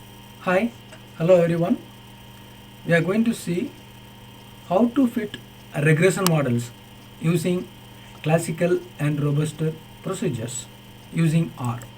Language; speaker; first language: English; non-native, local second language; Tamil